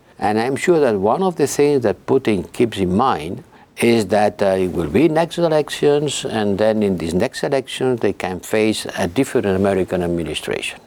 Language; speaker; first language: English; non-native, fluent; Spanish